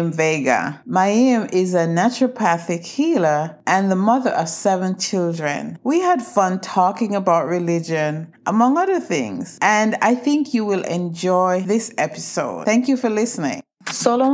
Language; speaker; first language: English; native; English